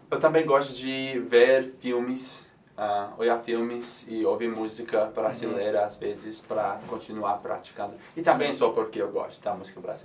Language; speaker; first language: Portuguese; non-native, fluent; English